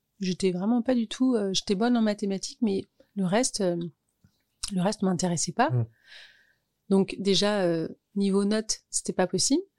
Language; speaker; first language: French; native; French